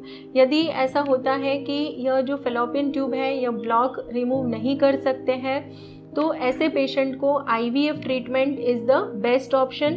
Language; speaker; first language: Hindi; non-native, local second language; Gujarati